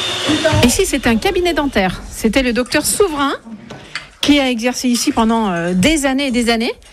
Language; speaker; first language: French; native; French